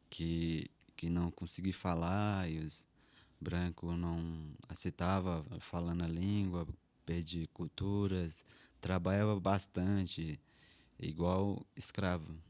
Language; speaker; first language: Portuguese; non-native, local second language; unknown